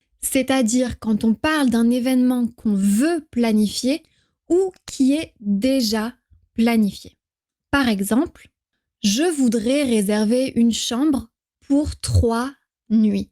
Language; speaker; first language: French; native; French